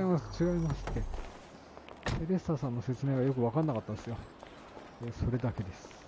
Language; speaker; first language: Japanese; native; Japanese